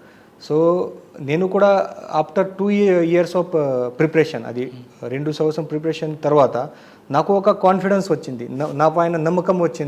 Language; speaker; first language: Telugu; non-native, local second language; Marathi